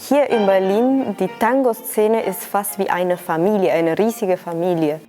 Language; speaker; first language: German; non-native, fluent; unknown